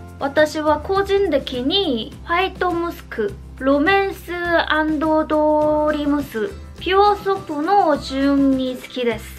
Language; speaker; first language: Japanese; non-native, fluent; Korean